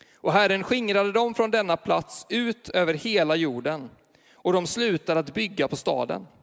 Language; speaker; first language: Swedish; native; Swedish